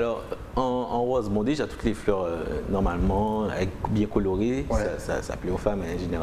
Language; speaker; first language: French; native; French